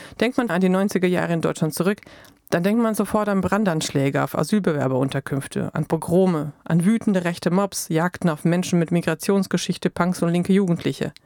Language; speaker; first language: German; native; German